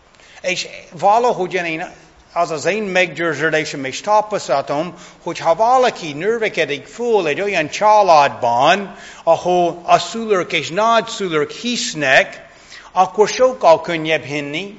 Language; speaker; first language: Hungarian; non-native, fluent; English